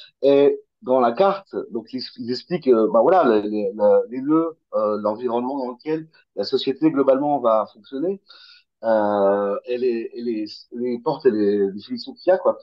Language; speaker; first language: French; native; French